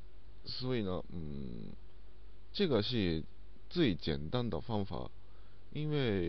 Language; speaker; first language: Chinese; non-native, learner; Japanese